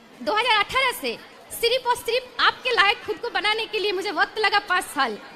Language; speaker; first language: Hindi; non-native, local second language; Bangla